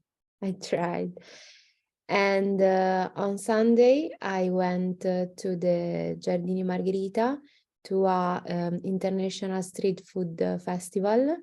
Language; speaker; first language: English; non-native, learner; Italian